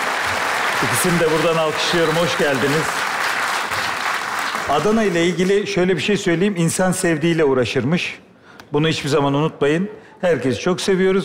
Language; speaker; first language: Turkish; native; Turkish